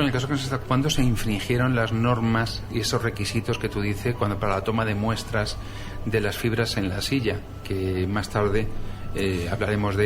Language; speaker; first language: Spanish; native; Spanish